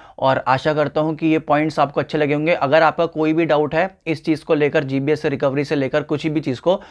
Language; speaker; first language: Hindi; native; Hindi